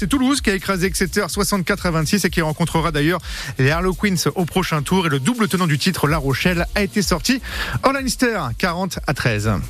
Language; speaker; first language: French; native; French